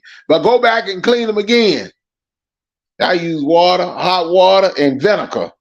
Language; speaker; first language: English; native; English